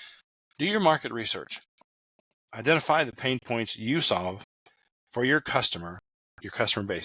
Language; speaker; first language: English; native; English